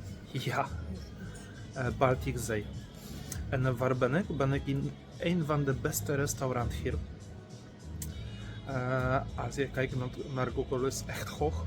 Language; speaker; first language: Dutch; non-native, learner; Polish